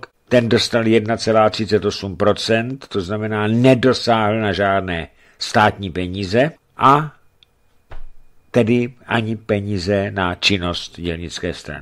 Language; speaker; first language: Czech; native; Czech